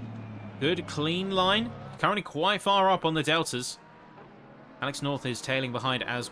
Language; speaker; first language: English; native; English